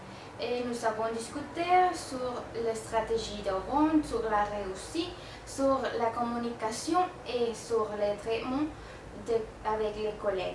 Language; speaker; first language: French; non-native, learner; Spanish